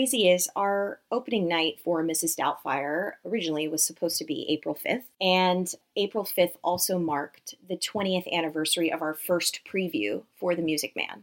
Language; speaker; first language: English; native; English